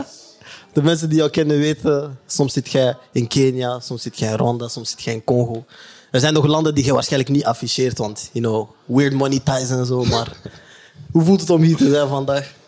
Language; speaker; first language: Dutch; native; Dutch